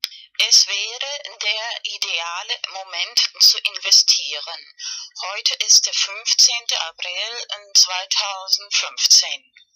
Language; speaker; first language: German; non-native, fluent; Spanish